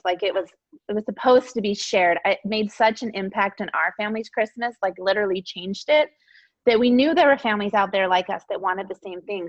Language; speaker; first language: English; native; English